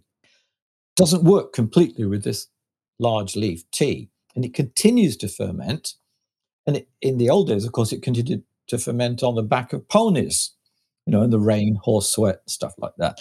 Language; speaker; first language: English; native; English